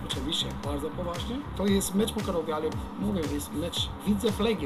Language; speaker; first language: Polish; non-native, learner; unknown